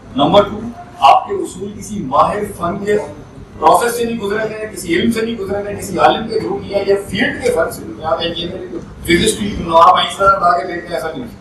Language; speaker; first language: Urdu; non-native, local second language; Punjabi